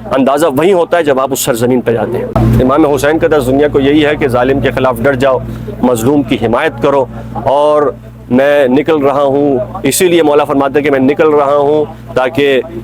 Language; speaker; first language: Urdu; native; Urdu